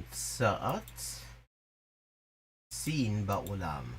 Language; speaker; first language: Hebrew; non-native, learner; English